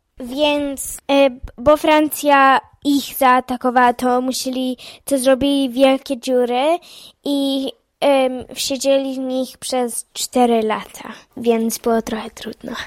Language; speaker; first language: Polish; early bilingual, heritage; Polish